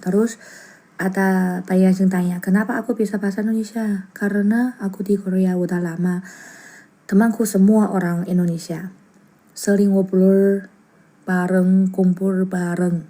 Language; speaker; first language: Indonesian; non-native, learner; Chinese